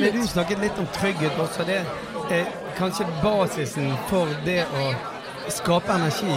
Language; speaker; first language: Norwegian; native; Norwegian